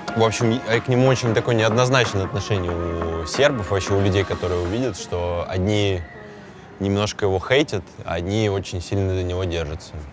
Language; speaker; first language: Russian; native; Russian